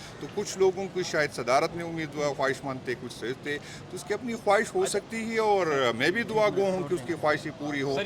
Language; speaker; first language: Urdu; non-native, local second language; Pashto